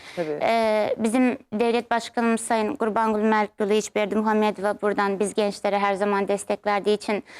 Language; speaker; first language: Turkish; non-native, fluent; Turkmen